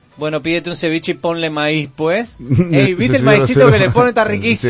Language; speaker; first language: Spanish; native; Spanish